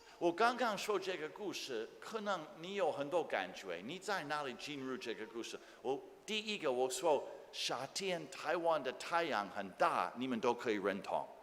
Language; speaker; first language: Chinese; non-native, fluent; English